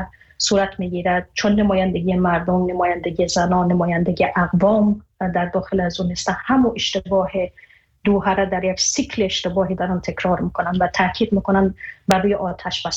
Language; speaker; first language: Persian; native; Persian